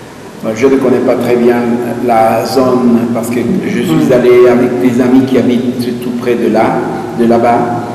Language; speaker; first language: French; non-native, fluent; Spanish